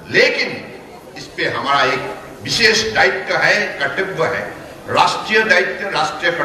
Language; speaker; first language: Hindi; non-native, local second language; Assamese